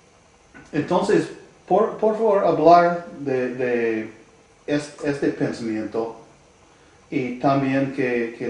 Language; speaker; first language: Spanish; non-native, learner; English